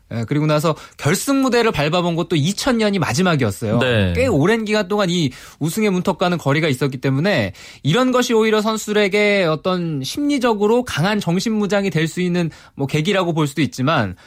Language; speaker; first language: Korean; native; Korean